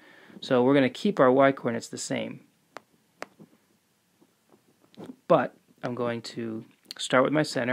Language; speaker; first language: English; native; English